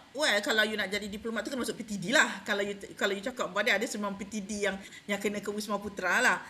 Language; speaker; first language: Malay; native; Malay